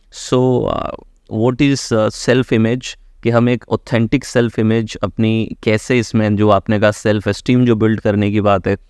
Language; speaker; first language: Hindi; native; Hindi